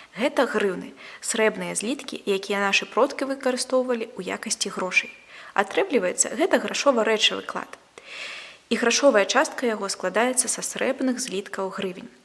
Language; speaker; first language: Belarusian; non-native, local second language; Russian